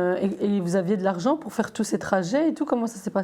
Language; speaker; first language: French; native; French